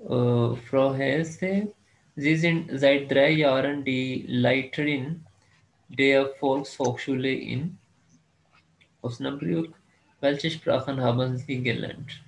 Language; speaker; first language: German; non-native, fluent; Urdu